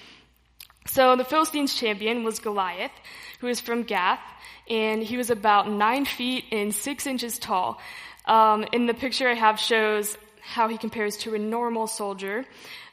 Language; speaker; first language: English; native; English